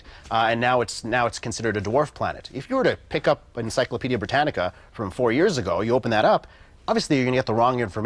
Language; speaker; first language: English; native; English